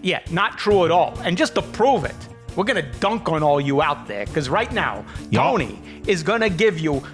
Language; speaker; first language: English; native; English